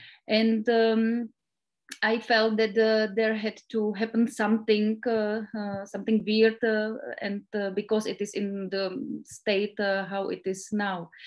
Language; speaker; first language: English; non-native, fluent; Czech